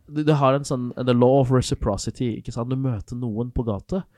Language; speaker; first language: Norwegian; non-native, fluent; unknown